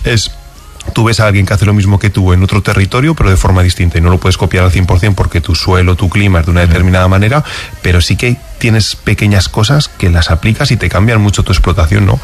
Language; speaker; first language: Spanish; native; Spanish